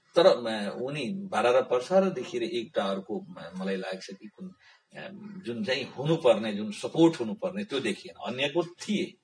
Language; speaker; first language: Nepali; non-native, local second language; Bhojpuri